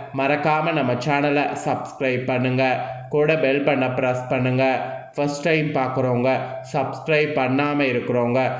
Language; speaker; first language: Tamil; native; Tamil